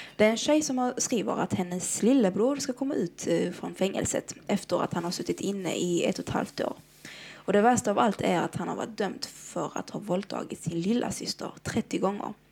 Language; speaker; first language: Swedish; early bilingual, other home language; Arabic